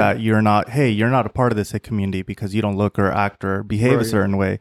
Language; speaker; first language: English; native; English